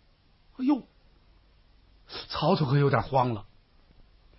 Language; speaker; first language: Chinese; native; Chinese